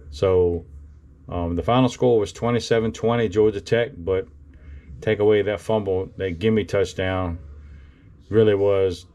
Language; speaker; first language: English; native; English